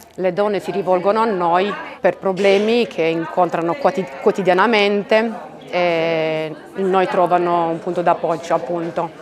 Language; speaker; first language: Italian; non-native, fluent; Romanian